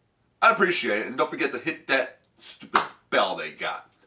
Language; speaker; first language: English; native; English